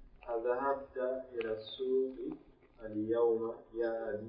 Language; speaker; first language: Arabic; non-native, fluent; English